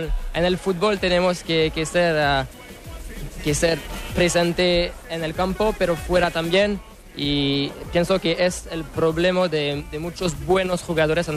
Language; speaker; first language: Spanish; non-native, learner; French